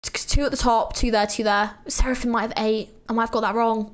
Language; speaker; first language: English; native; English